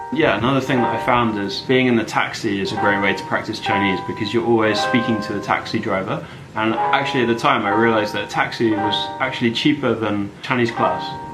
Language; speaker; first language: English; native; English